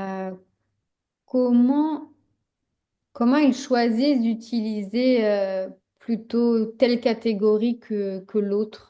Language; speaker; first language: French; native; French